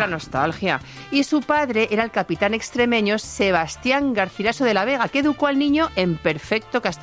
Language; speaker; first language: Spanish; native; Spanish